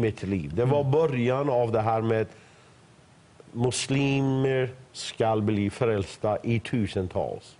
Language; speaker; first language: Swedish; non-native, fluent; Persian